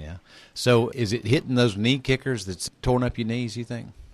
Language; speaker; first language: English; native; English